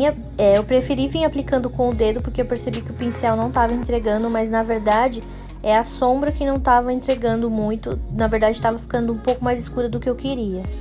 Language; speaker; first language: Portuguese; native; Portuguese